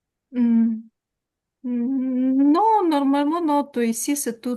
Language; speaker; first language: French; non-native, learner; Ukrainian